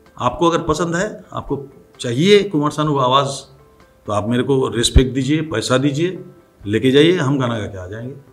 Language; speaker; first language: Hindi; non-native, local second language; Bangla